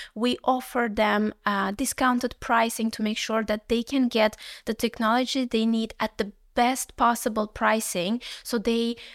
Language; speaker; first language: English; non-native, fluent; Uzbek